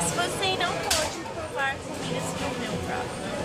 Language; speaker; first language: Portuguese; non-native, fluent; English